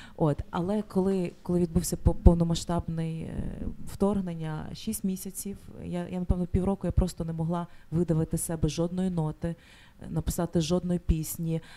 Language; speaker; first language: Ukrainian; native; Ukrainian